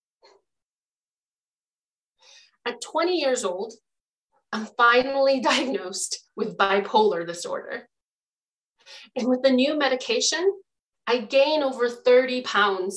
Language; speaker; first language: English; early bilingual, other home language; Chinese